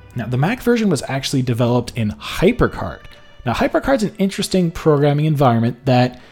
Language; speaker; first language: English; native; English